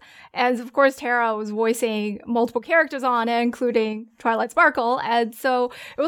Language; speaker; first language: English; non-native, fluent; Chinese